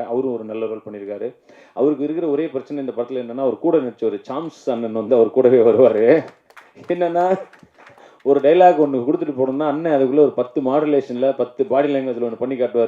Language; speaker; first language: Tamil; native; Tamil